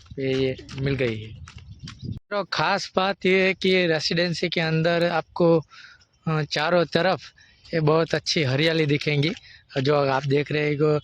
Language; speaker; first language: Hindi; non-native, local second language; Gujarati